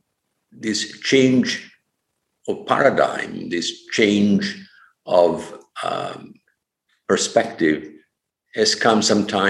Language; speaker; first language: English; non-native, fluent; Italian